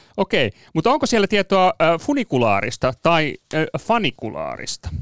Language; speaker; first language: Finnish; native; Finnish